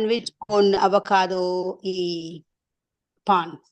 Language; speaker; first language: Spanish; non-native, learner; English